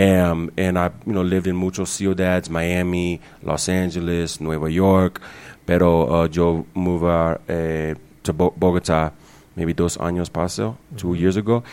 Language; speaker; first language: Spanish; non-native, learner; English